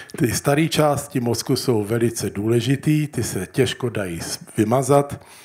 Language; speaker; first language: Czech; early bilingual, heritage; Czech